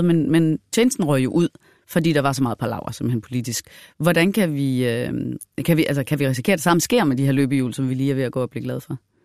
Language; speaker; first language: Danish; native; Danish